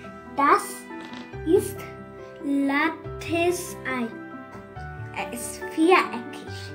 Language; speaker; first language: German; early bilingual, other home language; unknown